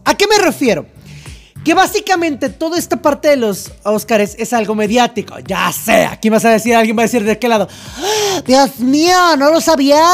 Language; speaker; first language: Spanish; native; Spanish